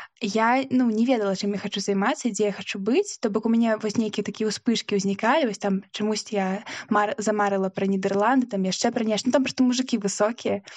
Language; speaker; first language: Belarusian; non-native, local second language; Russian